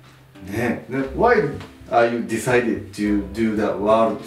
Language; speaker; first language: English; non-native, learner; Japanese